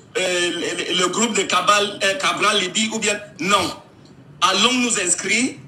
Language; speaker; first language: French; non-native, local second language; English